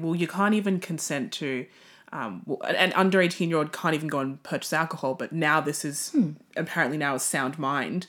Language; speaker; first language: English; native; English